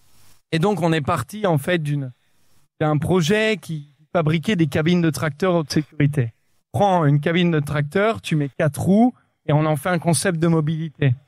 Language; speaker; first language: French; native; French